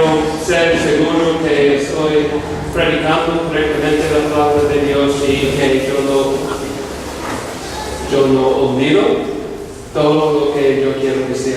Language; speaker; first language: Spanish; non-native, fluent; English